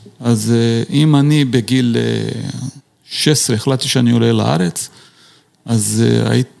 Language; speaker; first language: Hebrew; non-native, fluent; Portuguese